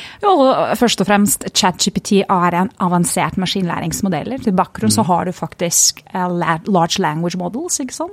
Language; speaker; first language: Norwegian; non-native, fluent; Lithuanian